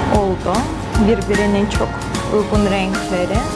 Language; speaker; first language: Turkish; non-native, fluent; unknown